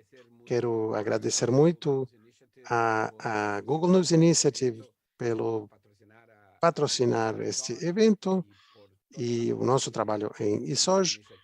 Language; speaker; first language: Portuguese; non-native, fluent; Spanish